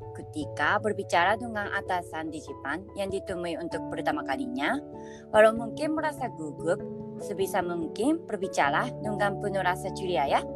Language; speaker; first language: Indonesian; non-native, fluent; Japanese